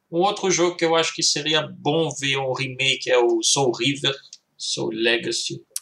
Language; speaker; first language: Portuguese; early bilingual, heritage; Portuguese